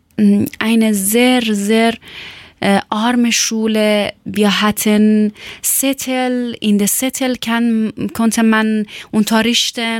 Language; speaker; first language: German; non-native, learner; Persian